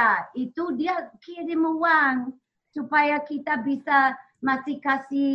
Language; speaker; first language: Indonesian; non-native, learner; English